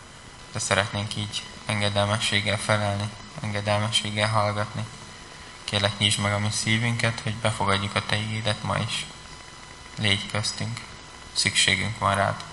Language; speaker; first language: Hungarian; native; Hungarian